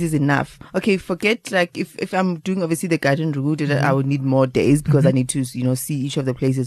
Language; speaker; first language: English; non-native, local second language; Xhosa